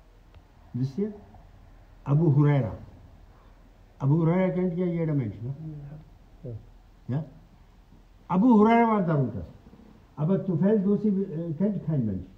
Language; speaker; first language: German; non-native, fluent; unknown